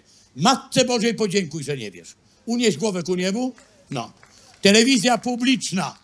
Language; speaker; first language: Polish; native; Polish